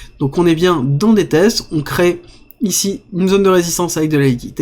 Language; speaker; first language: French; native; French